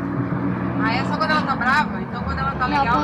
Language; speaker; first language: Portuguese; native; Portuguese